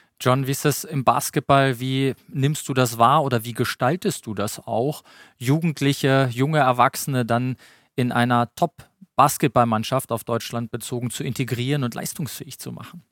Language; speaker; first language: German; native; German